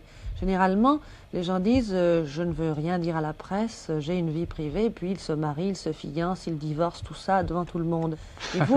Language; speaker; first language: French; native; French